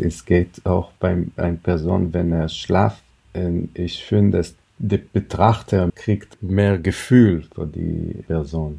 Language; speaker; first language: German; non-native, fluent; Hebrew